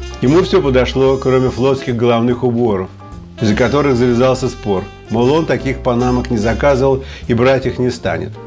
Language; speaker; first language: Russian; native; Russian